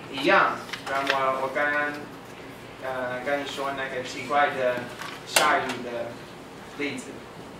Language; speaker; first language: Chinese; non-native, fluent; English